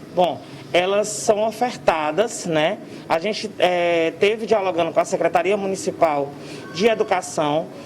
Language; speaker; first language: Portuguese; native; Portuguese